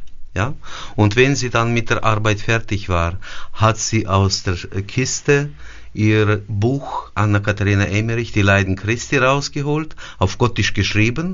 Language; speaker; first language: German; early bilingual, heritage; German